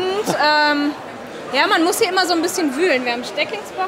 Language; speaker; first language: German; native; German